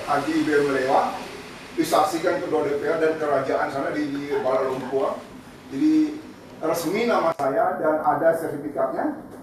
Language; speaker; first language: Indonesian; non-native, local second language; Balinese